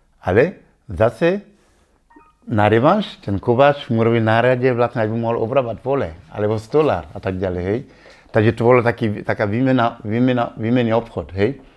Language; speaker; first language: Slovak; non-native, fluent; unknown